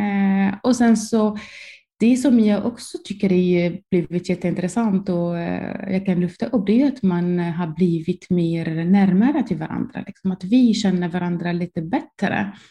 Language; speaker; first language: Swedish; non-native, fluent; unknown